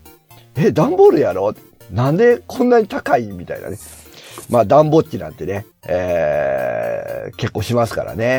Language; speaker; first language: Japanese; native; Japanese